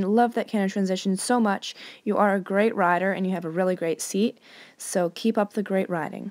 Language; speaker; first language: English; native; English